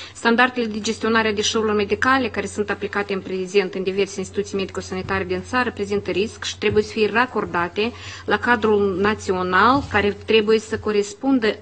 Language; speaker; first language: Romanian; native; Romanian